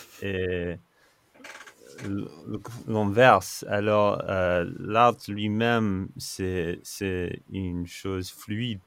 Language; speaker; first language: French; non-native, fluent; English